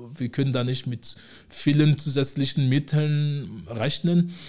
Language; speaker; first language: German; non-native, fluent; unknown